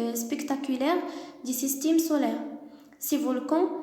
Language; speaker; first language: French; non-native, local second language; Arabic